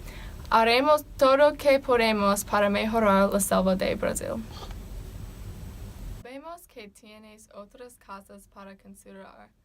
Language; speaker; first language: Spanish; non-native, learner; English